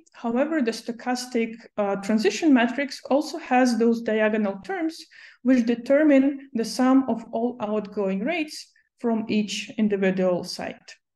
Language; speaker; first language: English; non-native, fluent; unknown